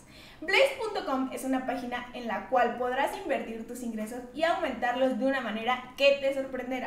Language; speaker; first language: Spanish; native; Spanish